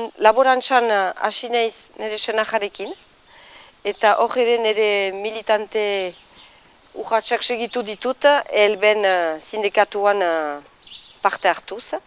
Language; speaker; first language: Basque; native; Basque